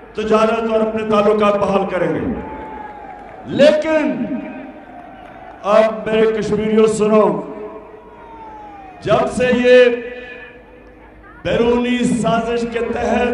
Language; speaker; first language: Urdu; native; Urdu